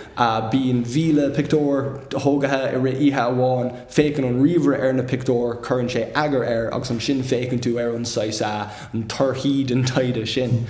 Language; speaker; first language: Irish; non-native, local second language; English